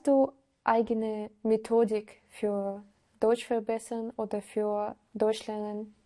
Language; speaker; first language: German; non-native, learner; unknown